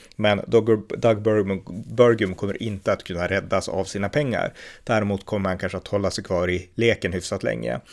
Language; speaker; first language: Swedish; native; Swedish